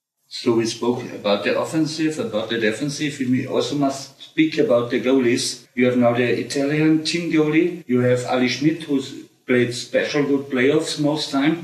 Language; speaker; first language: English; non-native, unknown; German